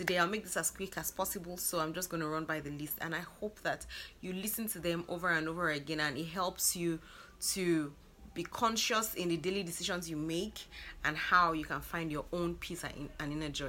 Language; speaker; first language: English; non-native, local second language; Yoruba